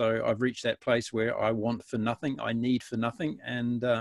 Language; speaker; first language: English; native; English